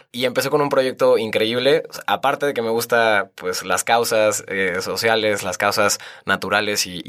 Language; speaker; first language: Spanish; native; Spanish